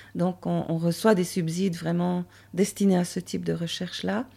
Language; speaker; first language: French; native; French